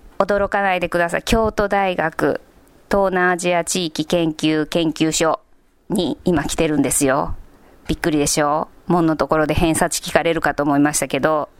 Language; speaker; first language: Japanese; native; Japanese